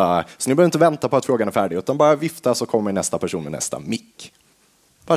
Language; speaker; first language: Swedish; native; Swedish